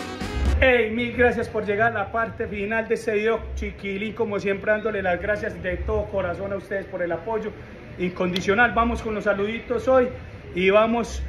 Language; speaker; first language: Spanish; native; Spanish